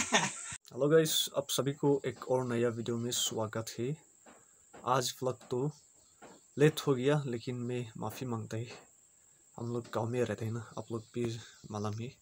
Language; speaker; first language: Hindi; non-native, local second language; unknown